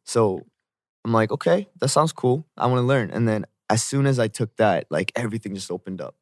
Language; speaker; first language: English; early bilingual, other home language; Korean